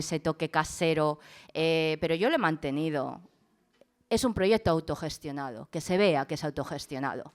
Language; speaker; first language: Spanish; early bilingual, other home language; Chinese